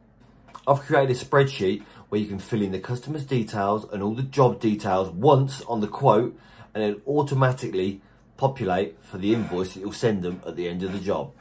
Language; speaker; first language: English; native; English